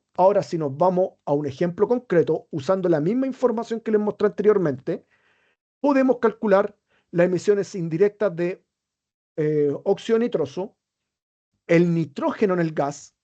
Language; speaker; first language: Spanish; native; Spanish